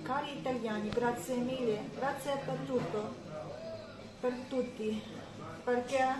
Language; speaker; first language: Italian; non-native, learner; Ukrainian